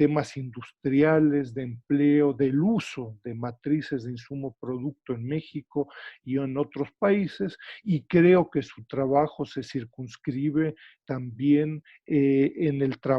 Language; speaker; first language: Spanish; native; Spanish